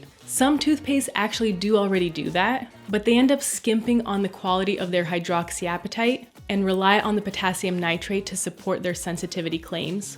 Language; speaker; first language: English; native; English